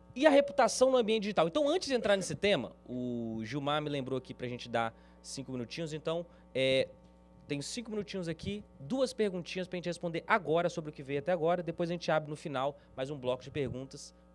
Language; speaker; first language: Portuguese; native; Portuguese